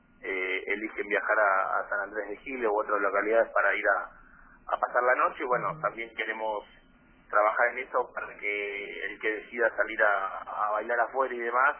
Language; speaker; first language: Spanish; native; Spanish